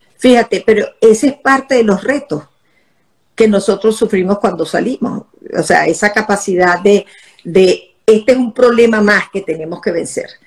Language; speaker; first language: Spanish; native; Spanish